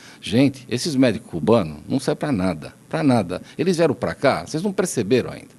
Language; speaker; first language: Portuguese; native; Portuguese